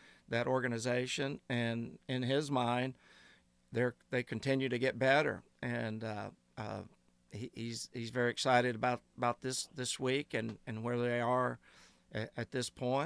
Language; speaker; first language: English; native; English